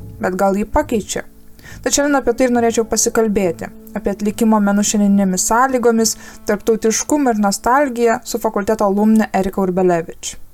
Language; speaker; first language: Lithuanian; native; Lithuanian